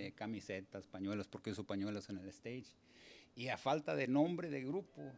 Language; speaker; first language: Spanish; early bilingual, heritage; Spanish